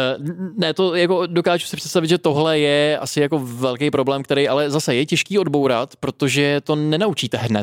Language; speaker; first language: Czech; native; Czech